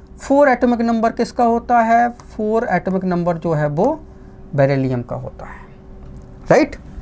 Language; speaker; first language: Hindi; non-native, local second language; Gujarati